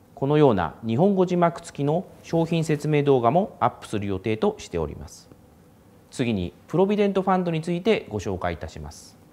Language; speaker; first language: Japanese; native; Japanese